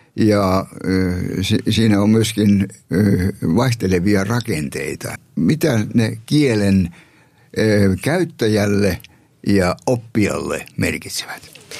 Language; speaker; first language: Finnish; native; Finnish